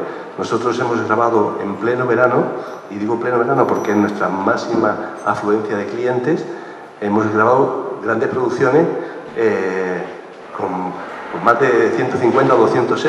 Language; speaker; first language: Spanish; native; Spanish